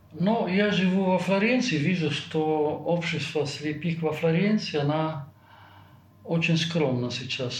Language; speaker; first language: Russian; non-native, fluent; Italian